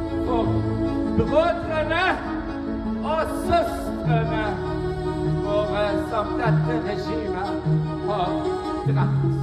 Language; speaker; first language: Norwegian; non-native, fluent; Persian